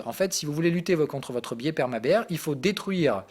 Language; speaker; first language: French; native; French